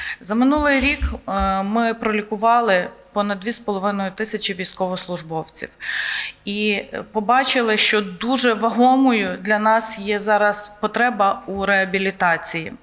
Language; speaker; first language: Ukrainian; native; Ukrainian